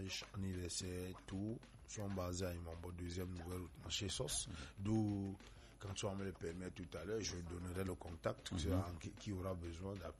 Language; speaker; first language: French; non-native, local second language; Basaa